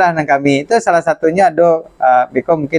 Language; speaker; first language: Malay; non-native, local second language; Minangkabau